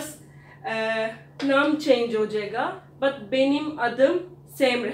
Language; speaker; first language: Hindi; non-native, fluent; Turkish